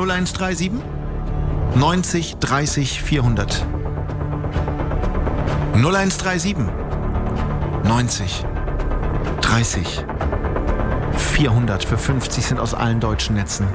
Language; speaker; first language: German; native; German